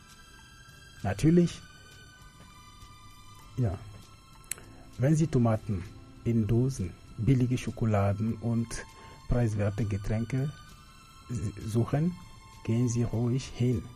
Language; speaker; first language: German; non-native, fluent; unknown